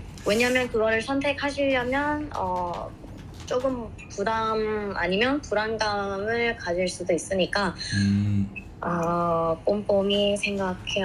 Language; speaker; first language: Korean; non-native, fluent; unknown